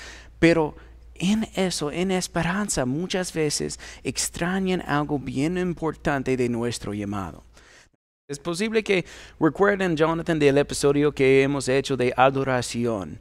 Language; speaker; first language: Spanish; non-native, fluent; English